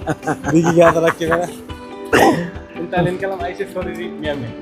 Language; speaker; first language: Arabic; non-native, learner; Bangla